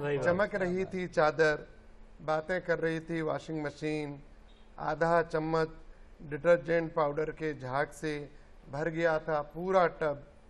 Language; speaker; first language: Hindi; native; Hindi